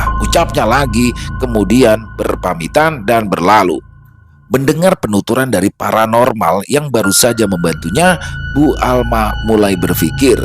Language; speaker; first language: Indonesian; native; Indonesian